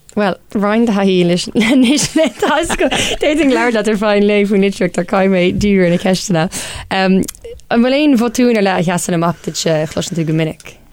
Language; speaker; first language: Irish; non-native, local second language; English